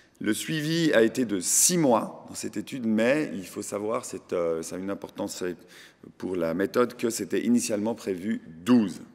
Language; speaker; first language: French; native; French